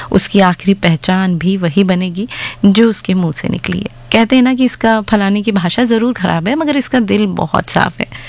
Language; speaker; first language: Hindi; native; Hindi